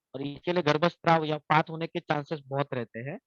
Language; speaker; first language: Hindi; non-native, local second language; Marathi